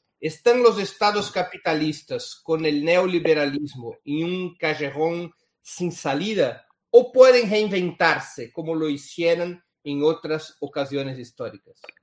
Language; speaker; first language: Spanish; non-native, fluent; Portuguese